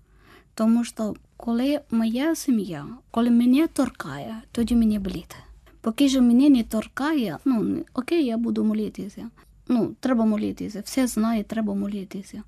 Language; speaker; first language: Ukrainian; non-native, learner; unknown